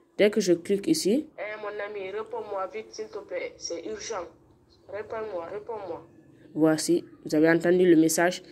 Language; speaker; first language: French; non-native, local second language; Fula